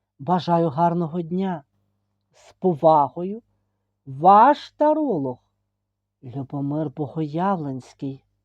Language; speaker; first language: Ukrainian; native; Ukrainian